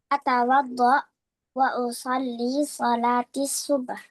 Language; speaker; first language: Arabic; non-native, learner; Indonesian